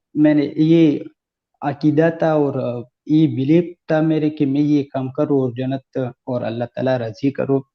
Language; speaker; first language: Hindi; non-native, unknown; Pashto